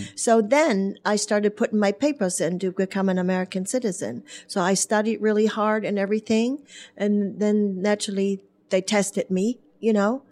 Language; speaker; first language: English; non-native, fluent; German